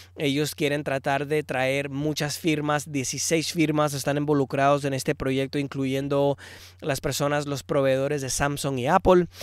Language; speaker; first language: Spanish; early bilingual, heritage; Spanish